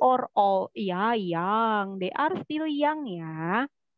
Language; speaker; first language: English; non-native, fluent; Indonesian